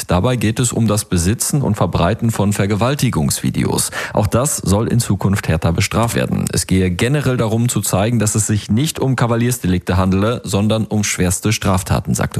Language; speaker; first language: German; native; German